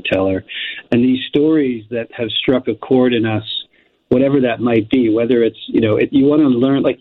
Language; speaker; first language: English; native; English